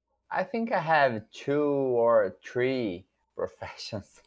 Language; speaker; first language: English; non-native, learner; Portuguese